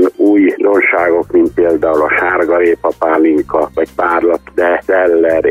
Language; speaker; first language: Hungarian; native; Hungarian